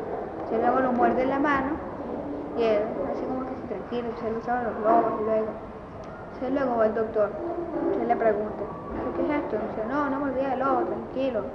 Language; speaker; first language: Spanish; native; Spanish